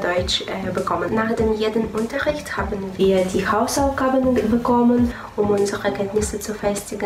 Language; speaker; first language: German; non-native, fluent; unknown